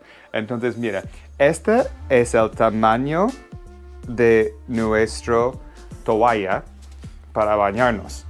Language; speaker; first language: Spanish; non-native, fluent; English